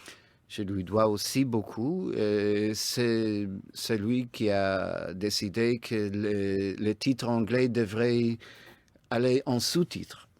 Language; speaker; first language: French; non-native, fluent; English